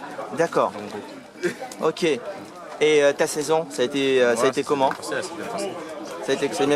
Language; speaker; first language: French; native; French